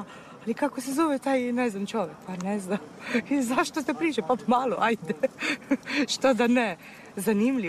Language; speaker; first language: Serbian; non-native, fluent; Italian